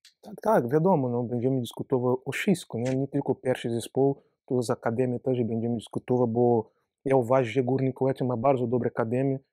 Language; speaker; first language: Polish; non-native, learner; Portuguese